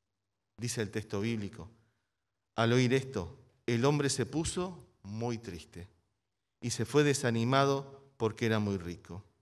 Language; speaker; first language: Spanish; native; Spanish